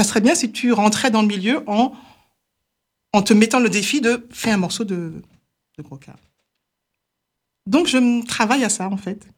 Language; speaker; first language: French; native; French